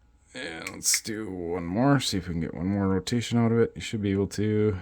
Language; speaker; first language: English; native; English